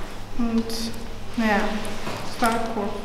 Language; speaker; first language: German; non-native, fluent; Romanian